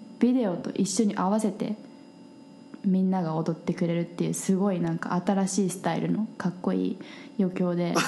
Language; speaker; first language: Japanese; native; Japanese